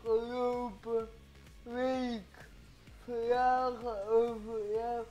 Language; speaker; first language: Dutch; early bilingual, other home language; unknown